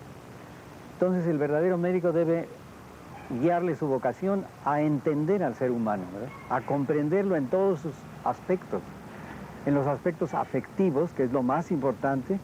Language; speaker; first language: Spanish; native; Spanish